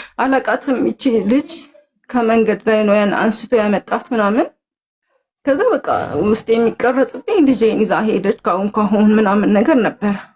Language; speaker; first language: Amharic; native; Amharic